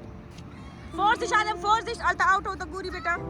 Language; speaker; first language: German; non-native, learner; Urdu